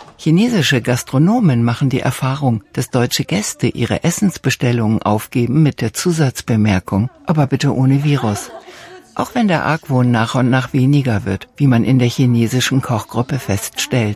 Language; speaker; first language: German; native; German